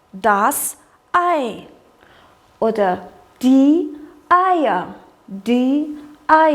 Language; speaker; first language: German; non-native, fluent; Kyrgyz